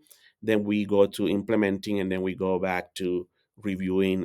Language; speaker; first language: English; non-native, fluent; Spanish